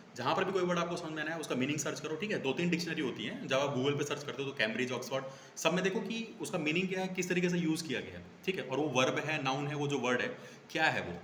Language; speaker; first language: Hindi; native; Hindi